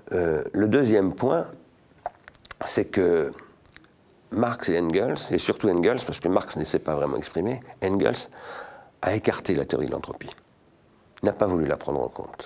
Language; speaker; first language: French; native; French